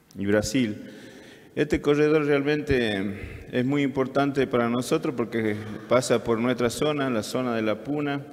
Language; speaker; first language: Spanish; native; Spanish